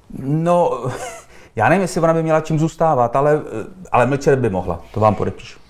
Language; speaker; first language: Czech; native; Czech